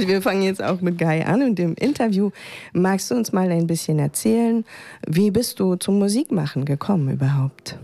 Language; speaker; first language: German; native; German